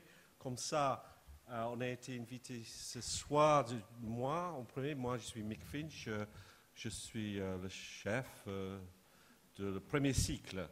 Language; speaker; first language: French; non-native, fluent; English